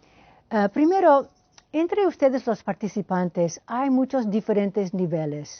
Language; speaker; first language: Spanish; non-native, fluent; English